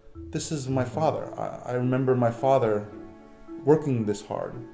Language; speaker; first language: English; native; English